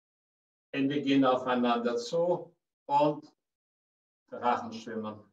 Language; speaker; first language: German; native; German